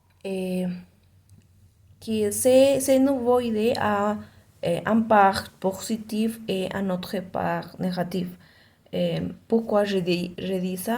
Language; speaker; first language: French; non-native, learner; Spanish